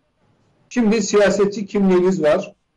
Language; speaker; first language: Turkish; native; Turkish